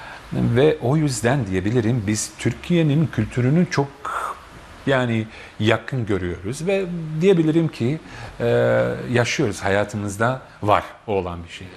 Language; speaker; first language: Turkish; non-native, fluent; Bosnian